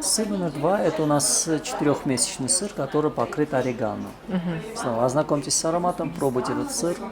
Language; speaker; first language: Russian; native; Russian